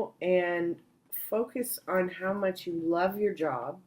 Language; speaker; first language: English; native; English